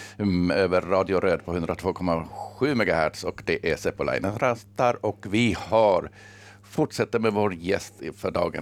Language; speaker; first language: Swedish; native; Swedish